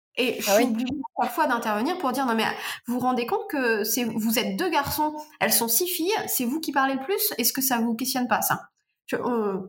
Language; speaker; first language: French; native; French